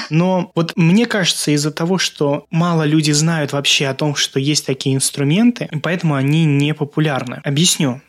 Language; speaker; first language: Russian; non-native, local second language; Azerbaijani